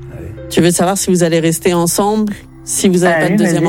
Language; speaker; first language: French; native; French